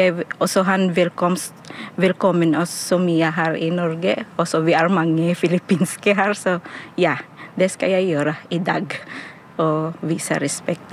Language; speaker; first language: Norwegian; non-native, fluent; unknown